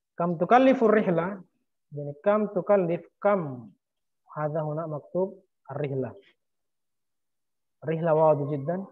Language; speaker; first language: Arabic; non-native, fluent; Indonesian